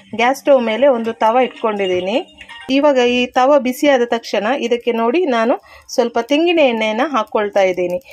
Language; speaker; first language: Kannada; non-native, local second language; Tulu